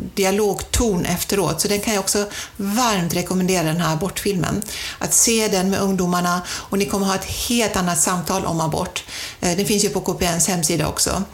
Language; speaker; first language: Swedish; non-native, fluent; German